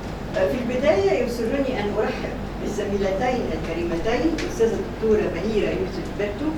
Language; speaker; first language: Arabic; native; Arabic